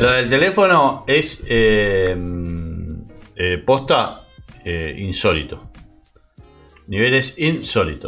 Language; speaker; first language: Spanish; native; Spanish